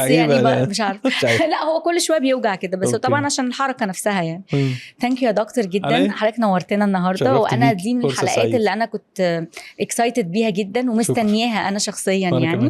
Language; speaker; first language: Arabic; native; Arabic